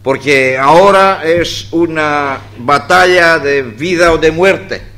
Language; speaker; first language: Spanish; non-native, fluent; Greek